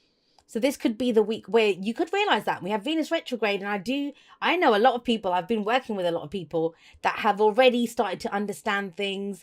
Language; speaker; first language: English; native; English